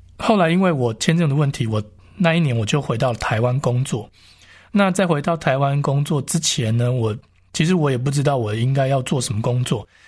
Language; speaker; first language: Chinese; native; Chinese